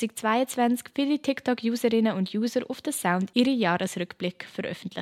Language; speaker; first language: German; native; German